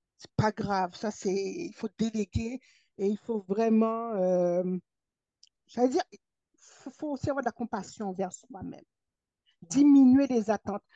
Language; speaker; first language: French; native; French